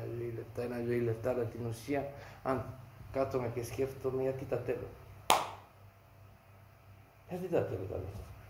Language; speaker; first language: Greek; non-native, fluent; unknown